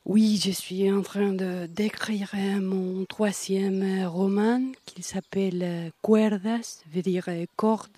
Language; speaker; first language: French; non-native, fluent; Spanish